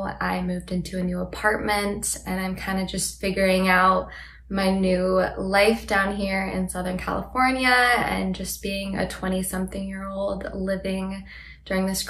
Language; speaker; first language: English; native; English